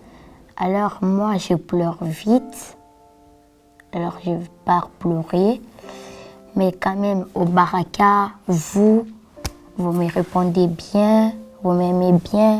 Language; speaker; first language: French; non-native, learner; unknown